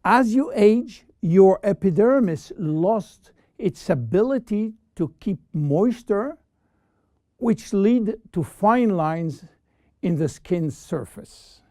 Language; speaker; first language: English; non-native, fluent; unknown